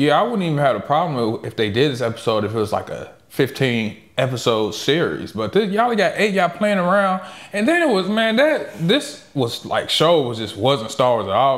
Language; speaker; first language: English; native; English